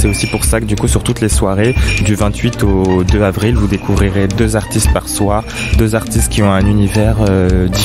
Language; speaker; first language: French; native; French